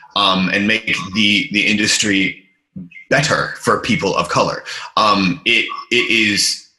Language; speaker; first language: English; native; English